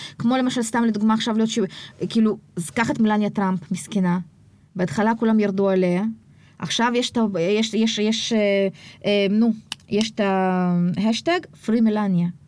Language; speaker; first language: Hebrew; early bilingual, other home language; Russian